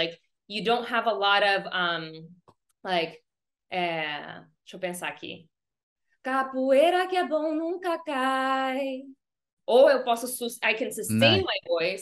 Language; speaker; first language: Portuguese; non-native, fluent; English